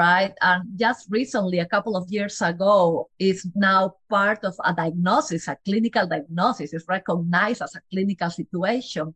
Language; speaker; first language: English; non-native, fluent; Spanish